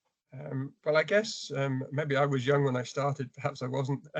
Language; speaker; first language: English; native; English